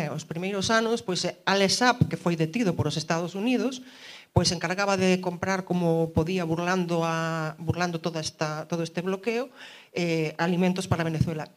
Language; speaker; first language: Galician; early bilingual, other home language; Spanish